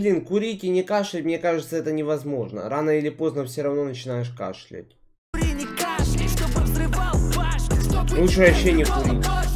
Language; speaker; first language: Russian; native; Russian